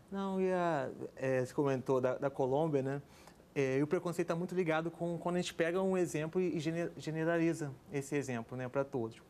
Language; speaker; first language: Portuguese; native; Portuguese